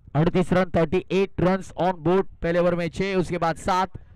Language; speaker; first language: Hindi; non-native, local second language; Marathi